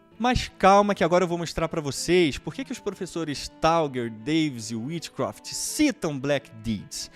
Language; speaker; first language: Portuguese; native; Portuguese